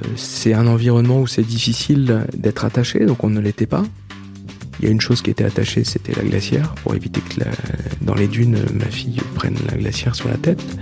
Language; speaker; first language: French; native; French